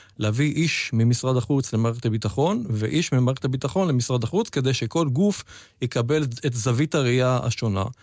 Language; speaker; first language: Hebrew; native; Hebrew